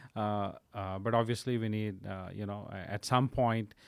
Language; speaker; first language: English; non-native, local second language; Punjabi